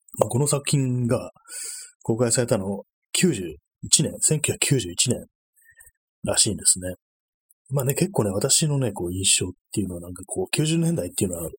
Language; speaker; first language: Japanese; native; Japanese